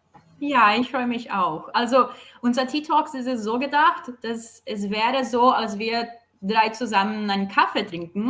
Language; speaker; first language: German; non-native, fluent; Portuguese